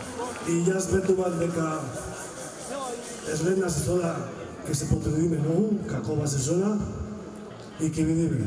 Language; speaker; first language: Macedonian; non-native, learner; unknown